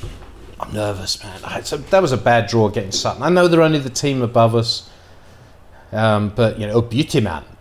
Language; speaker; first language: English; native; English